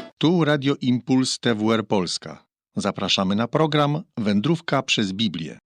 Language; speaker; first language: Polish; native; Polish